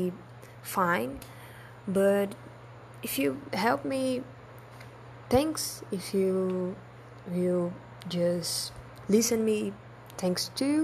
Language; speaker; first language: English; non-native, learner; Portuguese